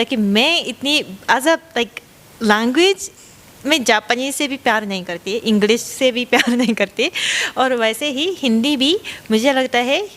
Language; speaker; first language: Hindi; non-native, fluent; Japanese